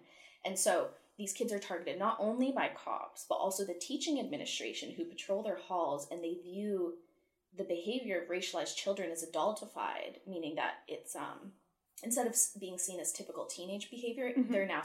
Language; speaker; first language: English; native; English